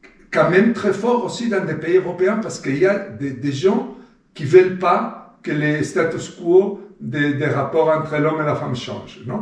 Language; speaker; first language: French; non-native, fluent; Spanish